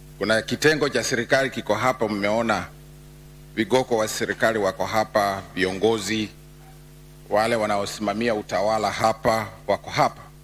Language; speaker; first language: Swahili; non-native, local second language; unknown